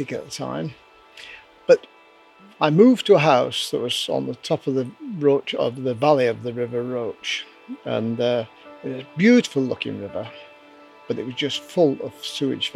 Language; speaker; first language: English; native; English